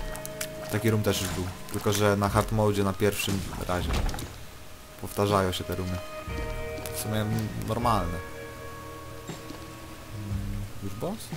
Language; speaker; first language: Polish; native; Polish